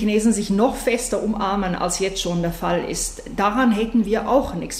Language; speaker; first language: German; native; German